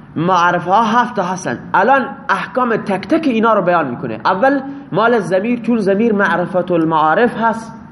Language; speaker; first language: Persian; non-native, local second language; Baluchi